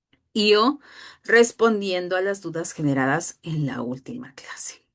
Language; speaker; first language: Spanish; native; Spanish